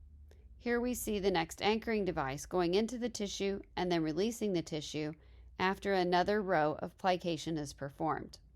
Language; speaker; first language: English; native; English